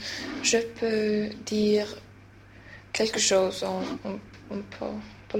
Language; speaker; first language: French; non-native, learner; Swedish